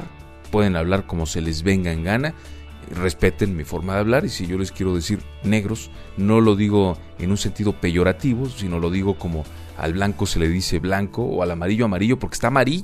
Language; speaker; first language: Spanish; native; Spanish